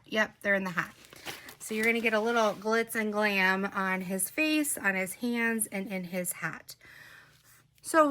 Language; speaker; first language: English; native; English